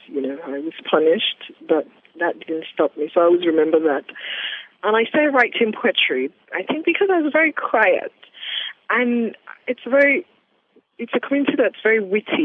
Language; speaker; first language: English; non-native, local second language; Yoruba